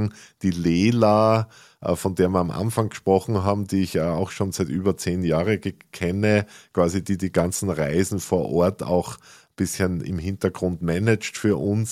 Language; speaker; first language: German; native; German